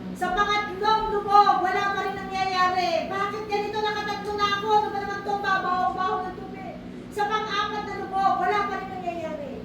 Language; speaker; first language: Filipino; native; Filipino